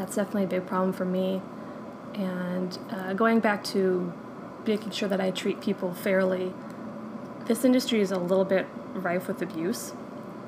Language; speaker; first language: English; native; English